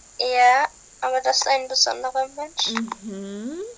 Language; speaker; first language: German; early bilingual, other home language; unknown